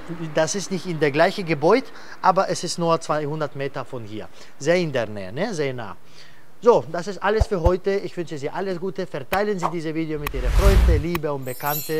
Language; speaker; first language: German; non-native, fluent; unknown